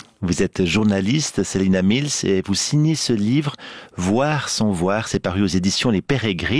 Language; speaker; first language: French; native; French